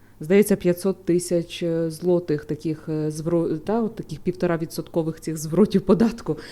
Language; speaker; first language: Ukrainian; native; Ukrainian